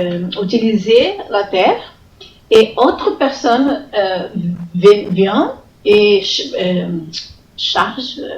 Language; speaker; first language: French; non-native, learner; Italian